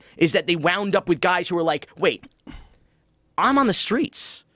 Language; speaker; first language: English; native; English